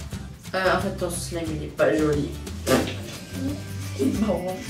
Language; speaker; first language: French; early bilingual, other home language; Russian